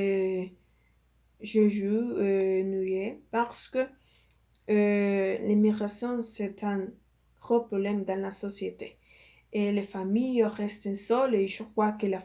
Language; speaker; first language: French; non-native, learner; Spanish